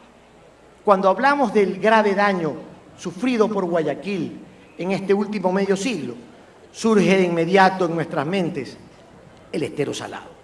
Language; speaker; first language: Spanish; native; Spanish